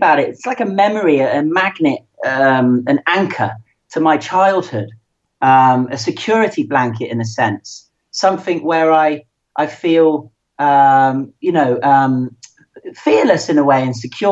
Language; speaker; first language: English; native; English